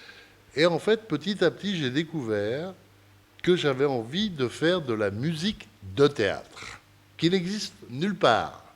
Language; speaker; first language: French; early bilingual, other home language; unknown